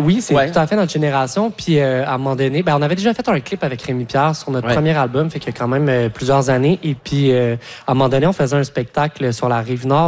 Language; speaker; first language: French; native; French